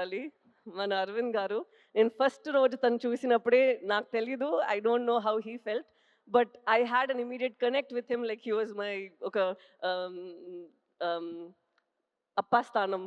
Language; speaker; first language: Telugu; non-native, fluent; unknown